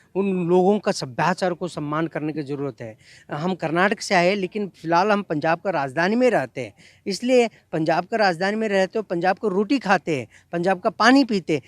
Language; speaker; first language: Hindi; non-native, local second language; Kannada